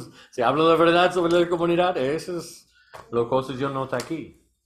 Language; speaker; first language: Spanish; non-native, learner; English